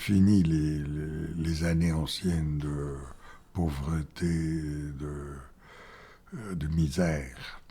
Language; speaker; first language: French; non-native, fluent; Bulgarian